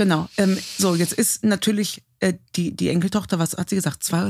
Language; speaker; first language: German; native; German